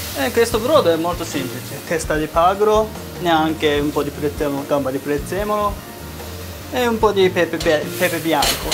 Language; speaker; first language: Italian; non-native, learner; Japanese